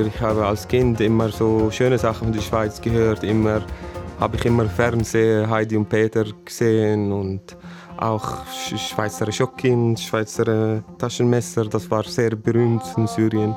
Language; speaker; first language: German; non-native, fluent; Arabic